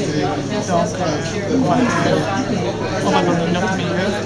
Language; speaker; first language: French; non-native, local second language; Dutch